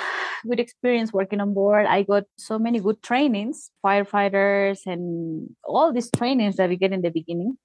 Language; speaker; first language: English; non-native, fluent; Spanish